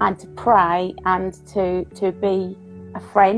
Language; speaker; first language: English; native; English